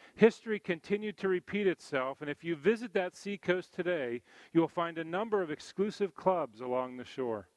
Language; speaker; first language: English; native; English